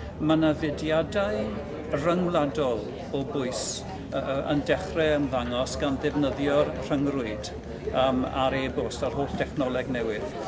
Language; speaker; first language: Welsh; native; Welsh